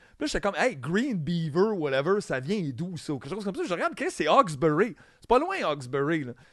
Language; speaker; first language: French; native; French